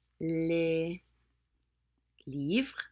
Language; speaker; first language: French; non-native, fluent; English